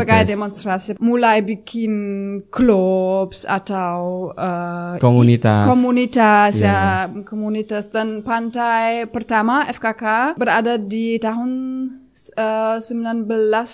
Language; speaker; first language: Indonesian; non-native, fluent; German